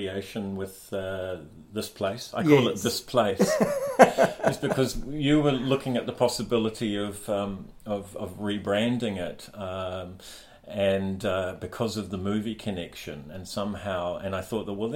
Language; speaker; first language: English; native; English